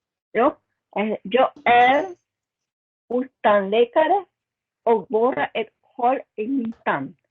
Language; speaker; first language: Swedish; non-native, learner; Spanish